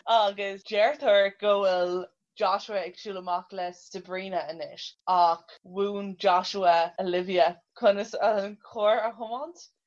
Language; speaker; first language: Irish; non-native, local second language; English